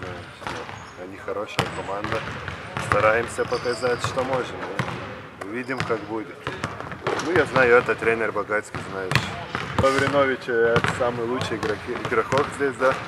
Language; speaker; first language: Russian; non-native, learner; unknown